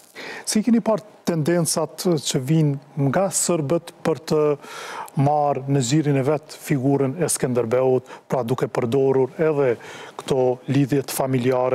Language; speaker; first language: Albanian; native; Albanian